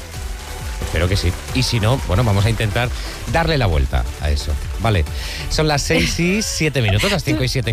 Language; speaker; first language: Spanish; native; Spanish